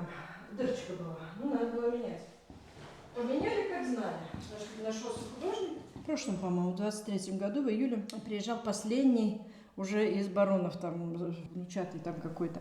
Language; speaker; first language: Russian; native; Russian